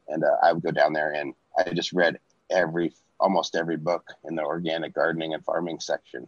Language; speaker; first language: English; native; English